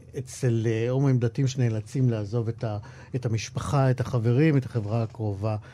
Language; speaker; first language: Hebrew; native; Hebrew